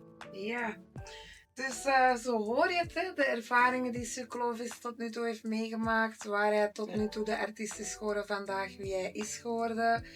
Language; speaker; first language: Dutch; native; Dutch